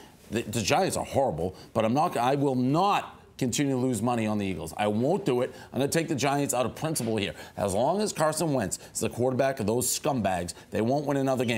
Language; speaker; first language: English; native; English